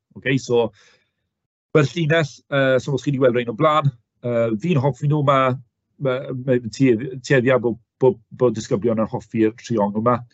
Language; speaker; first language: Welsh; native; Welsh